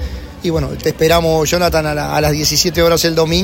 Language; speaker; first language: Spanish; native; Spanish